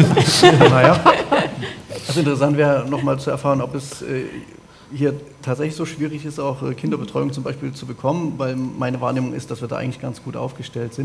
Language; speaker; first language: German; native; German